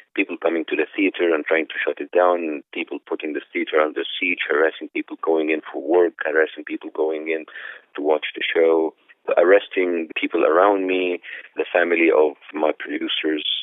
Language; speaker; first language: English; non-native, fluent; Arabic